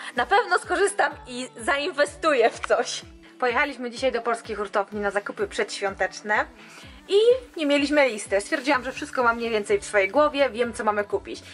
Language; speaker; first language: Polish; native; Polish